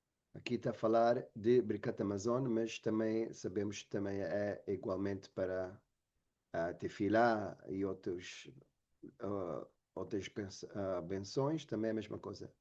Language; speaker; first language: Portuguese; non-native, fluent; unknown